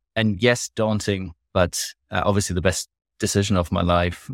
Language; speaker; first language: English; non-native, fluent; German